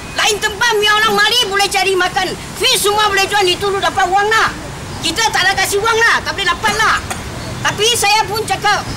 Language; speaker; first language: Malay; non-native, local second language; Chinese